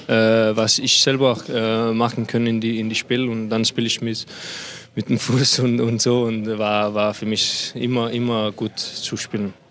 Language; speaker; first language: German; non-native, learner; Danish